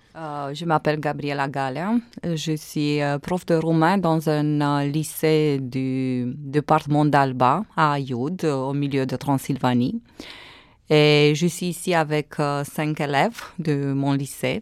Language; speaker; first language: French; non-native, fluent; Romanian